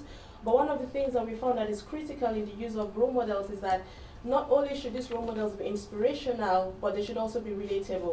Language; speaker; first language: English; non-native, local second language; Hausa